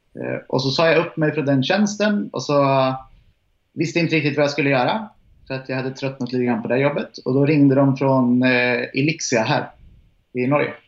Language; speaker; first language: Swedish; native; Swedish